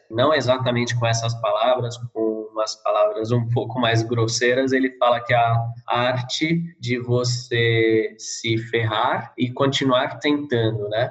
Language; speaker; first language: Portuguese; early bilingual, other home language; Norwegian